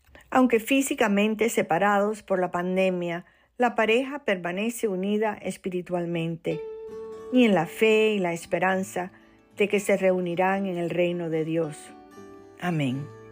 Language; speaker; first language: Spanish; early bilingual, heritage; Spanish